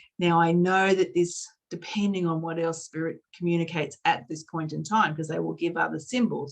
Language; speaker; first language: English; native; English